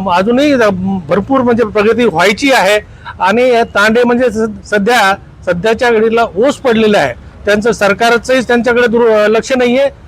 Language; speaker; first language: Marathi; non-native, local second language; Lambadi